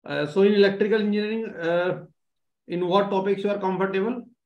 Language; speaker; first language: English; non-native, local second language; Hindi